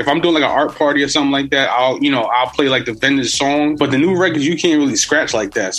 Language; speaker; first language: English; native; English